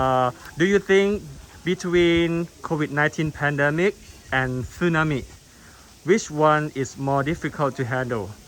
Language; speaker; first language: English; non-native, learner; Thai